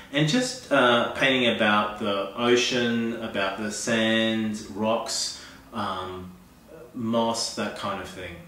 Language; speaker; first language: English; native; English